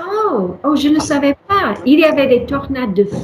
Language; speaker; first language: French; non-native, learner; English